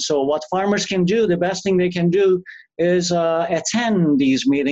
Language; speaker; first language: English; non-native, fluent; Turkish